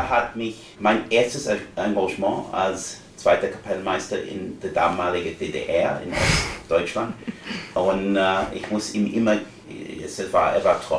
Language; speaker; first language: German; non-native, fluent; English